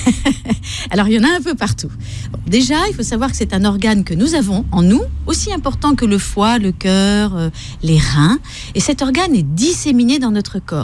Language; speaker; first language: French; native; French